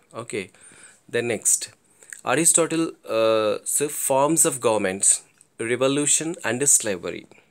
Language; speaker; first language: English; non-native, local second language; Telugu